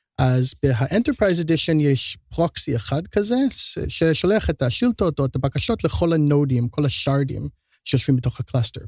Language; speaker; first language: Hebrew; early bilingual, heritage; Hebrew